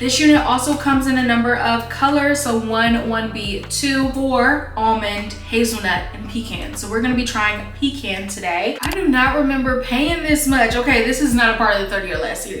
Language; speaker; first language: English; native; English